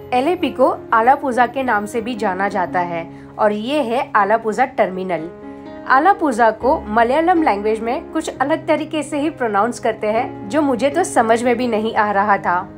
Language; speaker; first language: Hindi; non-native, local second language; Gujarati